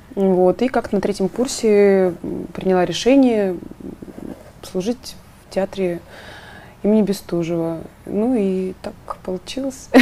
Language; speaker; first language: Russian; native; Russian